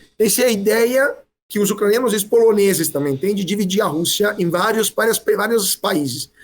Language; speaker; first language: Portuguese; non-native, fluent; Italian